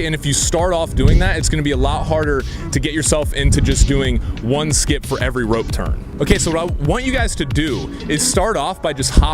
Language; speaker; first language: English; native; English